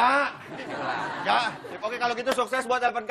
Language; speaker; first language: Indonesian; native; Indonesian